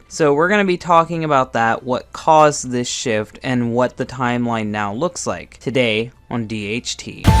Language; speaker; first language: English; native; English